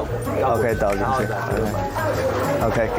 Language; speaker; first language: Chinese; non-native, fluent; English